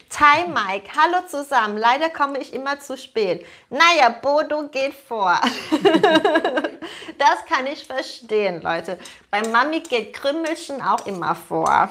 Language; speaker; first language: German; native; German